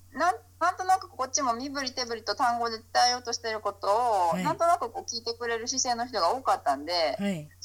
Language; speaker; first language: Japanese; native; Japanese